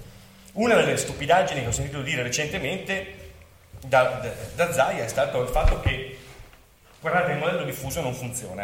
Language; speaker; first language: Italian; native; Italian